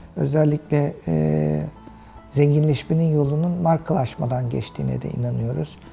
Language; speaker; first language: Turkish; native; Turkish